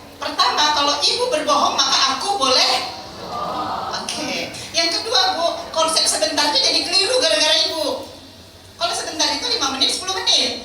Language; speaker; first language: Indonesian; native; Indonesian